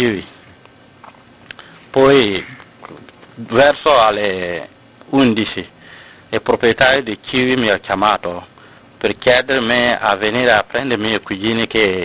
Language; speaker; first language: Italian; non-native, learner; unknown